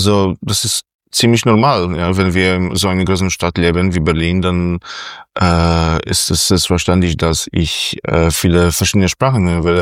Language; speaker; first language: German; non-native, fluent; Polish